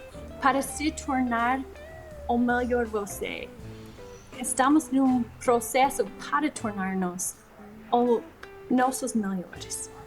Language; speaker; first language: Portuguese; non-native, fluent; English